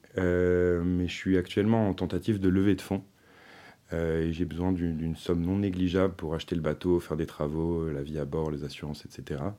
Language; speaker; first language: French; native; French